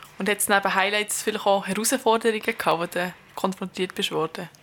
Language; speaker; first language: German; native; German